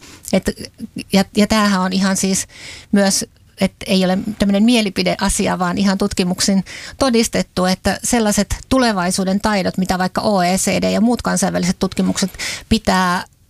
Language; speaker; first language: Finnish; native; Finnish